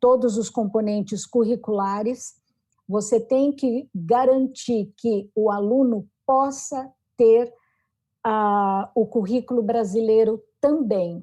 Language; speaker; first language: Portuguese; native; Portuguese